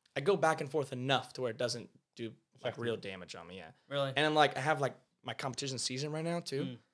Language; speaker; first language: English; native; English